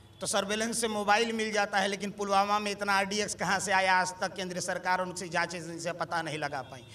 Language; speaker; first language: Hindi; native; Hindi